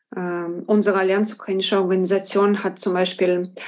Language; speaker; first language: German; non-native, fluent; Ukrainian